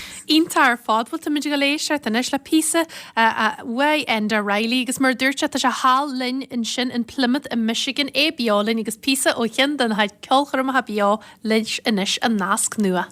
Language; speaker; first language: Irish; native; Irish